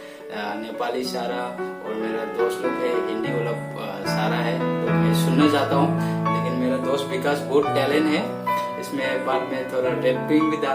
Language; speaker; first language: Hindi; non-native, local second language; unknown